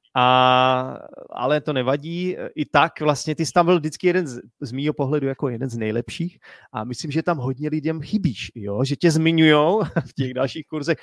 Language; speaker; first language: Czech; native; Czech